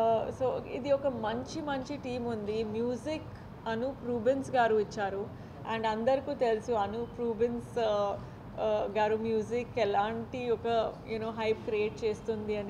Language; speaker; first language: Telugu; non-native, fluent; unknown